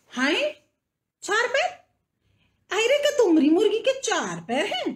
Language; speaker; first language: Hindi; native; Hindi